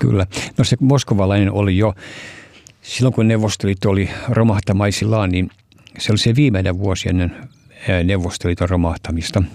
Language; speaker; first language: Finnish; early bilingual, heritage; Finnish